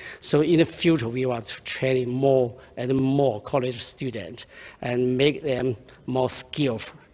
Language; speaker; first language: English; non-native, learner; Chinese